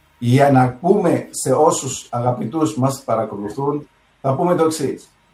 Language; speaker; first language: Greek; early bilingual, heritage; Greek